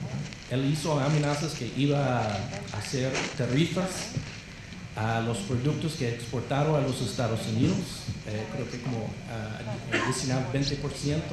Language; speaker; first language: Spanish; non-native, fluent; English